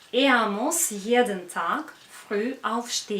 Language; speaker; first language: German; non-native, fluent; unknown